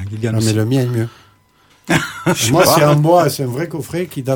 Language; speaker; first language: French; native; French